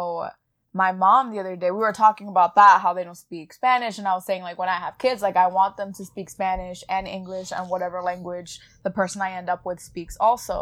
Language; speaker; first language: English; early bilingual, other home language; Spanish